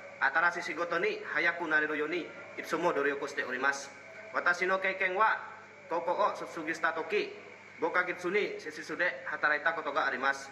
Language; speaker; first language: Japanese; non-native, learner; Indonesian